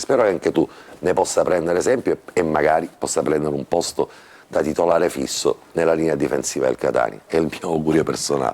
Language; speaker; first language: Italian; native; Italian